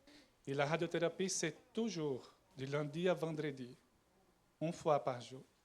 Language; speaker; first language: French; non-native, learner; Portuguese